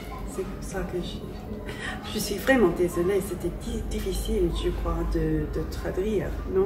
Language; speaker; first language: French; non-native, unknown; English